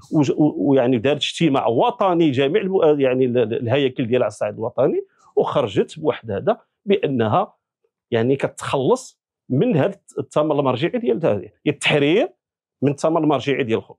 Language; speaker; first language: Arabic; native; Arabic